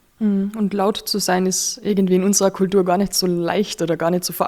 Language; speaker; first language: German; native; German